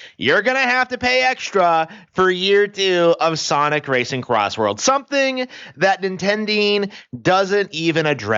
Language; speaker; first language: English; native; English